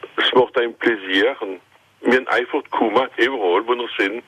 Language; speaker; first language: German; non-native, local second language; French